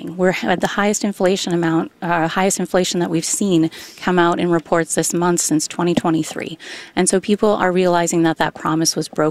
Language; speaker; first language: English; native; English